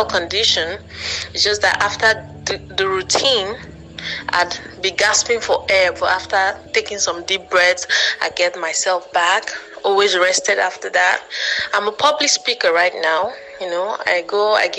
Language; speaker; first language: English; non-native, local second language; Igbo